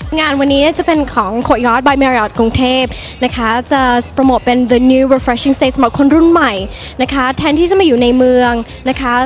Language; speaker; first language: Thai; native; Thai